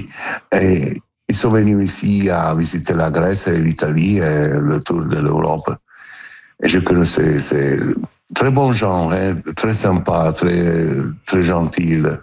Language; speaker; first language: French; non-native, learner; Italian